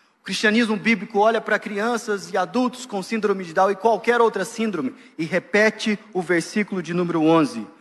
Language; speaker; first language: Portuguese; native; Portuguese